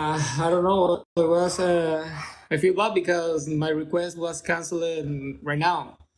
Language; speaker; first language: English; non-native, learner; Spanish